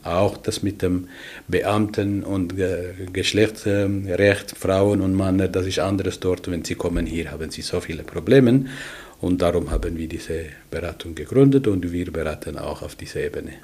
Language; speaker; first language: German; non-native, learner; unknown